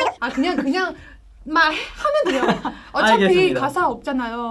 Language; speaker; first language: Korean; non-native, learner; Chinese